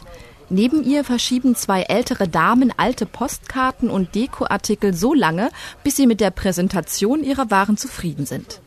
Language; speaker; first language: German; native; German